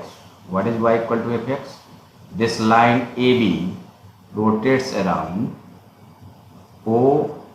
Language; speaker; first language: English; non-native, local second language; Hindi